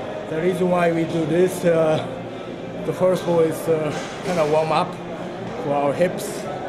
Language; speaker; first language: English; non-native, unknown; Japanese